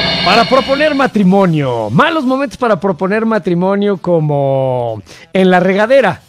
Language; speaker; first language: Spanish; native; Spanish